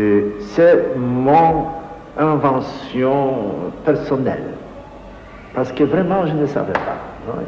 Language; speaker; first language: French; non-native, fluent; Polish